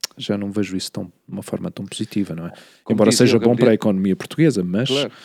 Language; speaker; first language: Portuguese; native; Portuguese